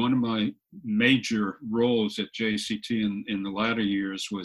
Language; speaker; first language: English; native; English